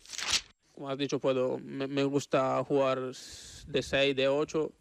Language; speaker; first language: Spanish; non-native, fluent; Italian